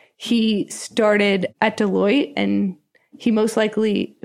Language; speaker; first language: English; native; English